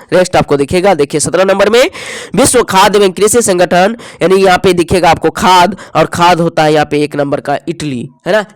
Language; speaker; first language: Hindi; native; Hindi